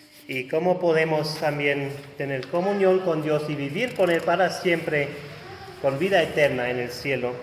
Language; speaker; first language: Spanish; non-native, fluent; German